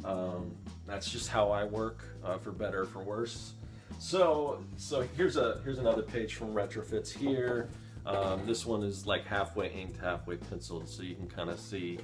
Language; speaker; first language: English; native; English